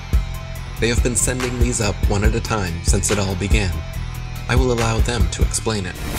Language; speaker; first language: English; native; English